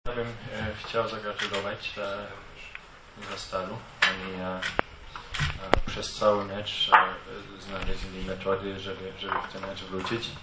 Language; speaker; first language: Polish; non-native, fluent; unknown